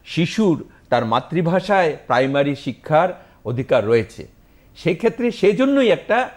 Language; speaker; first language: Bangla; native; Bangla